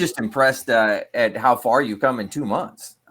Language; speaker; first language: English; native; English